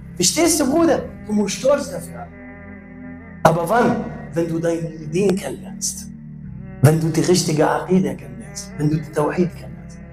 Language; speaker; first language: German; non-native, fluent; Arabic